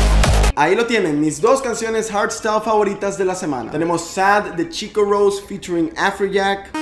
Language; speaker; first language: Spanish; native; Spanish